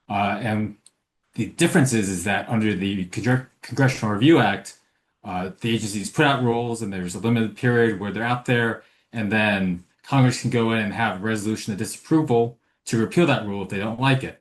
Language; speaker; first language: English; native; English